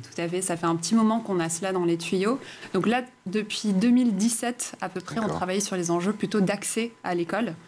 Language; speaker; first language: French; native; French